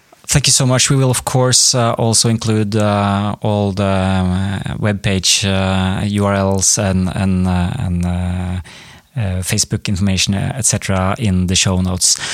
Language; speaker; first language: English; non-native, fluent; Norwegian